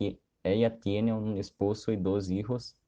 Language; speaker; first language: Spanish; non-native, learner; Portuguese